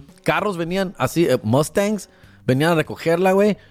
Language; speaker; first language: Spanish; early bilingual, heritage; Spanish